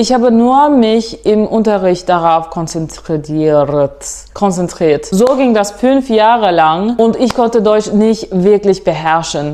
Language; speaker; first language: German; non-native, fluent; Turkish